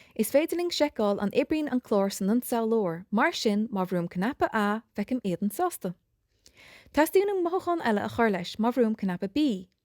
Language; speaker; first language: Irish; native; Irish